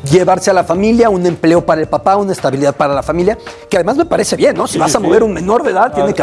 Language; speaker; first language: Spanish; native; Spanish